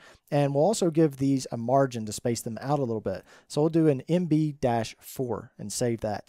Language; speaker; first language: English; native; English